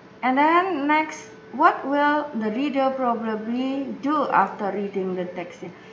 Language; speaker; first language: English; non-native, fluent; Indonesian